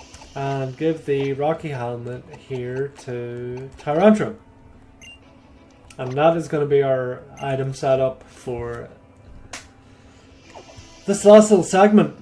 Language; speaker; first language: English; native; English